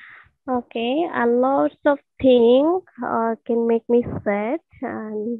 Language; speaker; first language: English; non-native, learner; Bangla